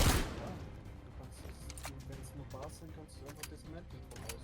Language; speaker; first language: German; native; German